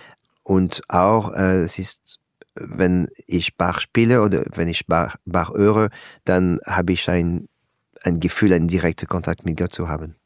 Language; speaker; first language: German; non-native, learner; French